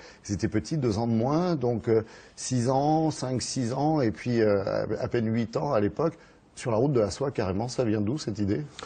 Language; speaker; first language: French; native; French